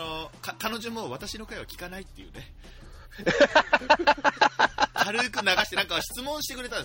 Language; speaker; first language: Japanese; native; Japanese